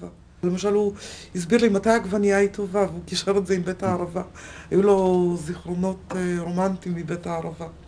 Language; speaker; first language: Hebrew; native; Hebrew